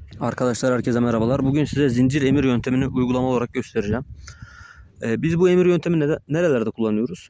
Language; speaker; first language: Turkish; native; Turkish